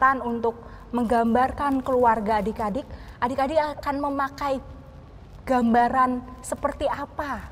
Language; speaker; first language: Indonesian; native; Indonesian